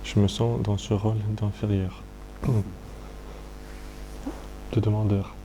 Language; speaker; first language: French; non-native, fluent; Russian